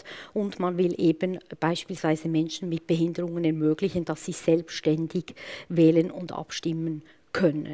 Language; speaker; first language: German; native; German